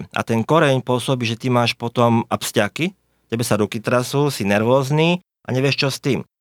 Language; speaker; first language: Slovak; native; Slovak